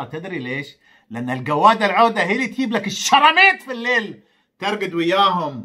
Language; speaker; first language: Arabic; native; Arabic